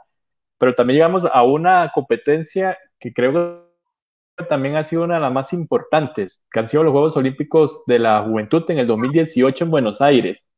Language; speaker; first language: Spanish; native; Spanish